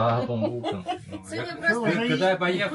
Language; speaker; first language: Russian; non-native, fluent; Chinese